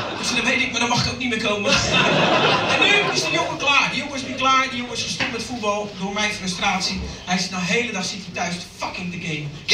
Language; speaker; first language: Dutch; early bilingual, other home language; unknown